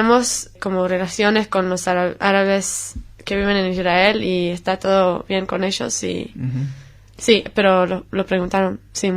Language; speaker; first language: Spanish; non-native, fluent; Hebrew